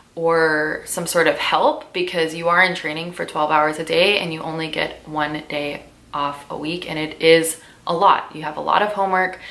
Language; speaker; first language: English; native; English